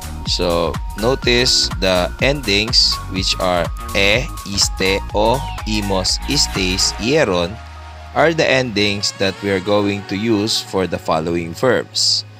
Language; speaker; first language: English; non-native, local second language; Filipino